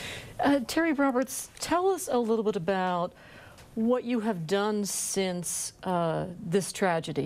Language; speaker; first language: English; native; English